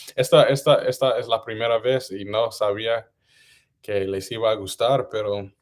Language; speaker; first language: Spanish; non-native, learner; English